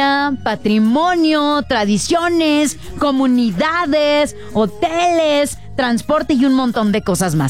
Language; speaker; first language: Spanish; native; Spanish